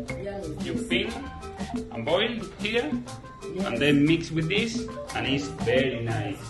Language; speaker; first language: English; non-native, learner; Spanish